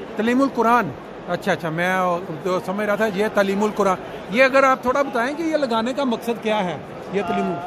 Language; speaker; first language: Urdu; non-native, local second language; Punjabi